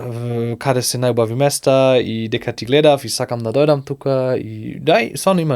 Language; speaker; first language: Macedonian; non-native, learner; German